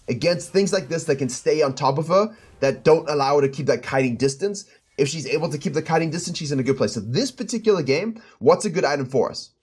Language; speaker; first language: English; native; English